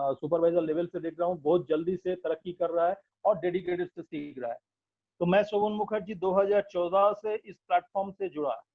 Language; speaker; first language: Hindi; non-native, local second language; Bangla